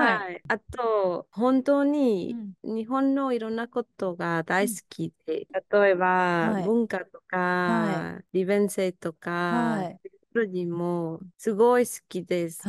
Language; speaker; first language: Japanese; non-native, learner; Spanish